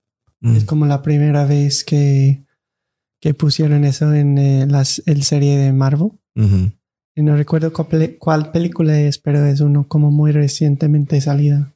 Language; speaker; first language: Spanish; non-native, fluent; English